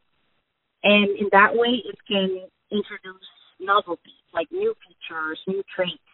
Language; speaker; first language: English; non-native, local second language; Filipino